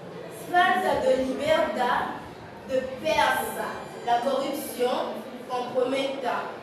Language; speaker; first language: Spanish; non-native, learner; French